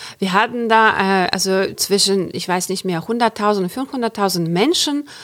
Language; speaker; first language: German; non-native, fluent; Ukrainian